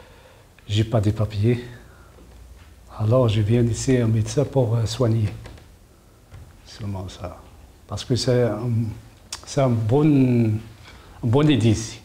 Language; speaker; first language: French; non-native, learner; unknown